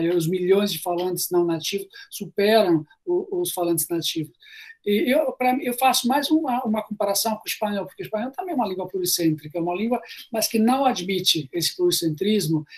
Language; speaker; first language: Portuguese; non-native, fluent; Italian